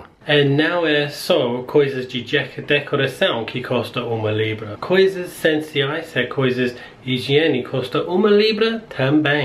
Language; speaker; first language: Portuguese; non-native, learner; English